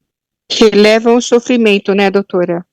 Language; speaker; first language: Portuguese; native; Portuguese